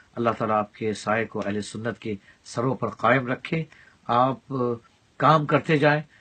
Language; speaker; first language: Urdu; non-native, fluent; Bangla